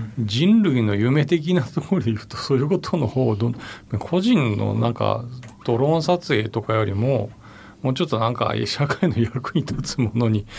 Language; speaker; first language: Japanese; native; Japanese